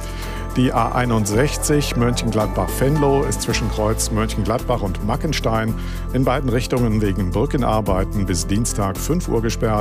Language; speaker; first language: German; native; German